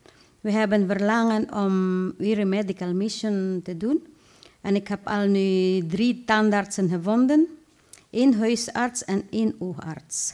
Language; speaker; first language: Dutch; non-native, fluent; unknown